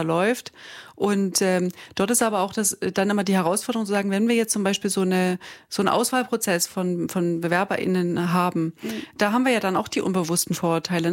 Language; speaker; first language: German; native; German